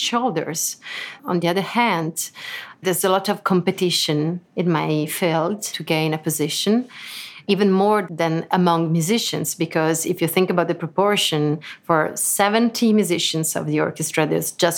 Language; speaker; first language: English; non-native, fluent; Italian